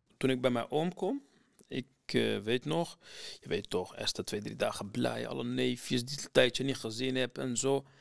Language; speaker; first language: Dutch; non-native, fluent; Kurdish